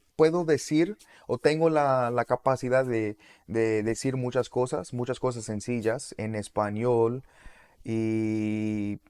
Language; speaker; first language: Spanish; non-native, learner; English